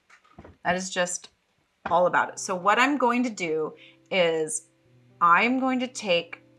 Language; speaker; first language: English; native; English